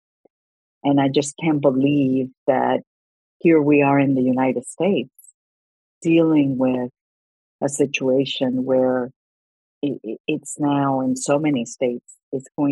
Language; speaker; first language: English; non-native, fluent; Spanish